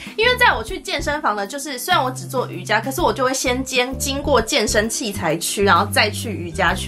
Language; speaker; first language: Chinese; native; Chinese